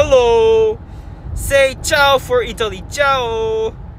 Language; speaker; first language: English; non-native, learner; Japanese